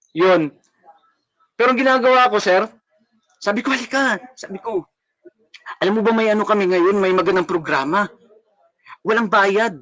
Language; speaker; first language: Filipino; native; Filipino